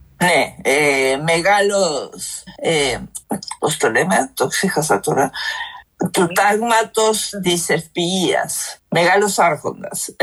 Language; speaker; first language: Greek; non-native, fluent; Spanish